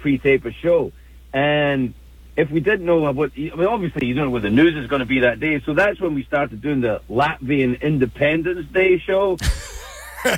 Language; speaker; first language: English; native; English